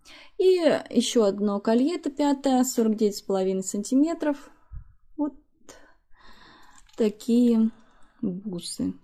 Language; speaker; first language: Russian; native; Russian